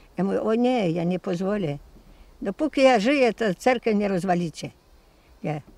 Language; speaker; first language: Polish; non-native, local second language; Rusyn